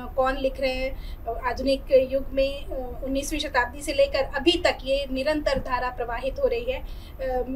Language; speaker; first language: Hindi; native; Hindi